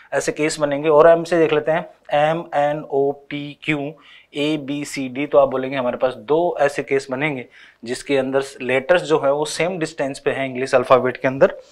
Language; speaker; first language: Hindi; native; Hindi